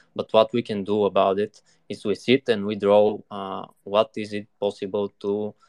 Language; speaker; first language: English; non-native, fluent; Bulgarian